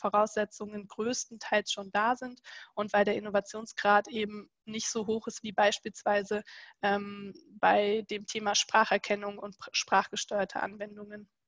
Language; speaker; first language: German; native; German